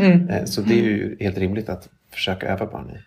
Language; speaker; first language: Swedish; native; Swedish